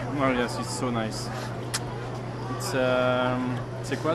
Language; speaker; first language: English; non-native, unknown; French